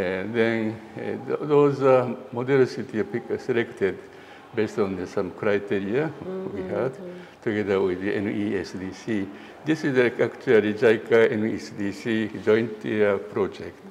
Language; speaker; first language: English; non-native, learner; Japanese